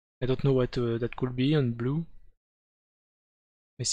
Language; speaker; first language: English; non-native, fluent; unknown